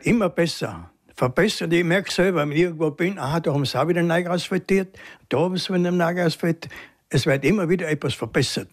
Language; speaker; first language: German; native; German